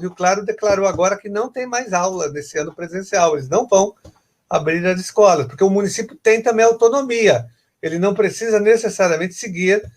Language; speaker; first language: Portuguese; native; Portuguese